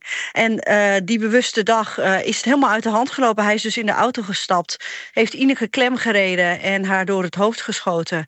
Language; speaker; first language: Dutch; native; Dutch